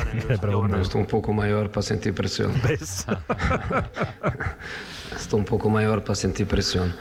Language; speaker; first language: Spanish; non-native, fluent; Italian